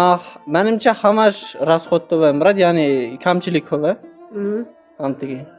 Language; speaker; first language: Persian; non-native, learner; Uzbek